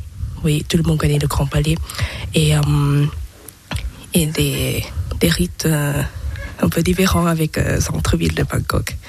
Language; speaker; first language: French; non-native, learner; Thai